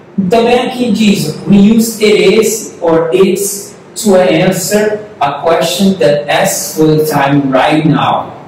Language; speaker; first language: English; non-native, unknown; Portuguese